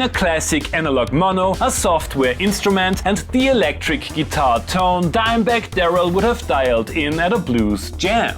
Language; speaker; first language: English; non-native, fluent; German